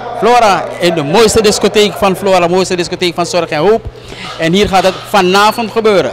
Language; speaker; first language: Dutch; native; Dutch